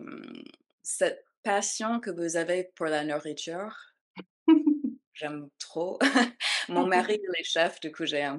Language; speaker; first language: French; non-native, fluent; English